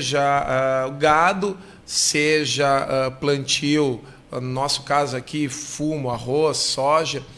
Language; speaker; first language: Portuguese; native; Portuguese